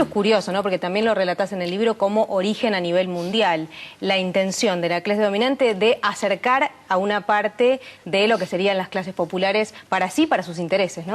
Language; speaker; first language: Spanish; native; Spanish